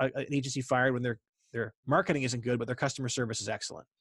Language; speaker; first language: English; native; English